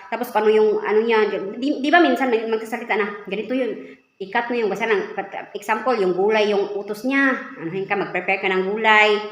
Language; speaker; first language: Filipino; native; Filipino